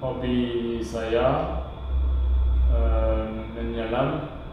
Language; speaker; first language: Indonesian; non-native, learner; English